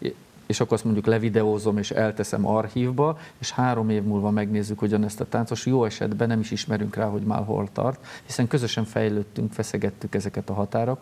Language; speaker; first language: Hungarian; native; Hungarian